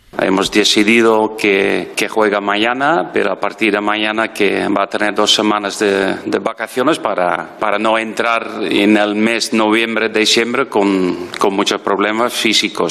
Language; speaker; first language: Spanish; non-native, fluent; Dutch